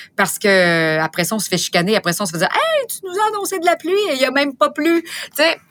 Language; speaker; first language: French; native; French